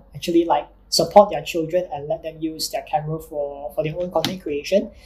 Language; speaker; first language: English; non-native, local second language; Chinese